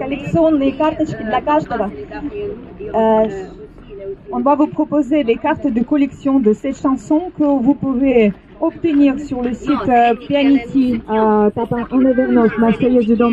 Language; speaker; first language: French; non-native, fluent; Russian